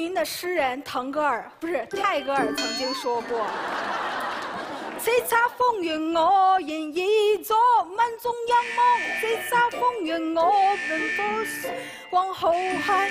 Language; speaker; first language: Chinese; native; Chinese